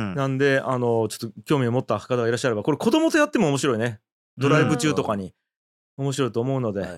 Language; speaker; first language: Japanese; native; Japanese